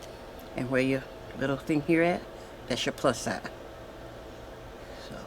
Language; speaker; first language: English; native; English